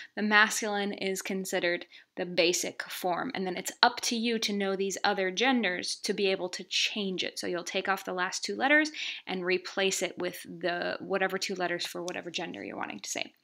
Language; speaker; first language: English; native; English